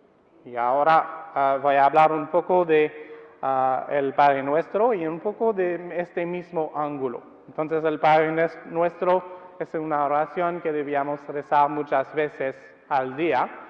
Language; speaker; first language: Spanish; non-native, fluent; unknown